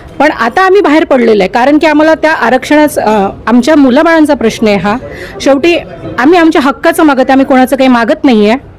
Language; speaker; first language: Marathi; non-native, local second language; Lambadi